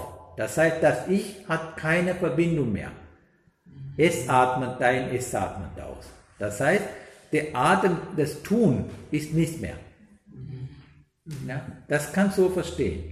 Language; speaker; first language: German; non-native, learner; Sinhala